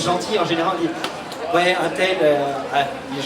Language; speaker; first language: French; native; French